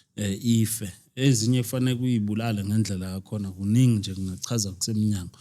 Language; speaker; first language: Zulu; native; Zulu